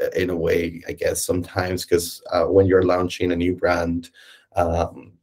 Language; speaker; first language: English; non-native, fluent; Spanish